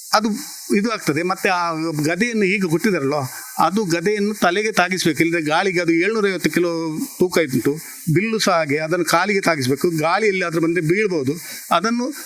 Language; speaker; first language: Kannada; non-native, local second language; Tulu